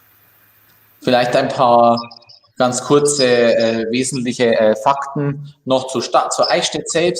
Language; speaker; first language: German; native; German